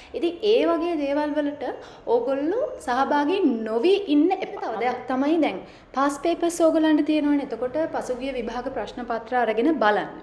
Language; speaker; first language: Sinhala; native; Sinhala